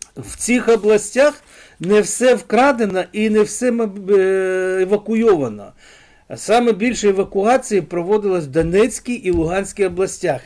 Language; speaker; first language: Ukrainian; non-native, local second language; Russian